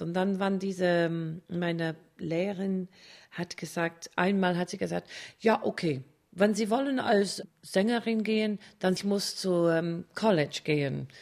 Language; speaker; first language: German; non-native, fluent; English